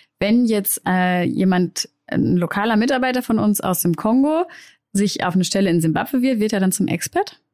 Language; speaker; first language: German; native; German